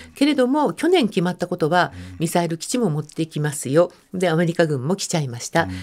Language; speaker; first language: Japanese; native; Japanese